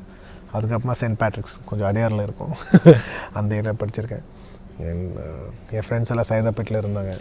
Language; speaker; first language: Tamil; non-native, local second language; Telugu